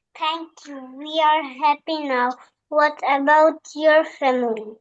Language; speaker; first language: English; non-native, learner; Bangla